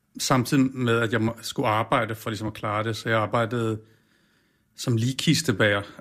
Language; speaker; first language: Danish; native; Danish